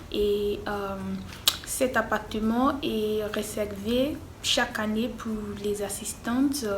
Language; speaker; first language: French; non-native, fluent; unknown